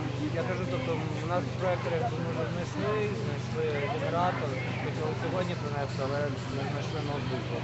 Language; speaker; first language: Ukrainian; native; Ukrainian